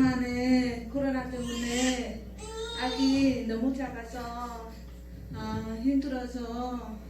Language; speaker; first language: Korean; non-native, learner; Vietnamese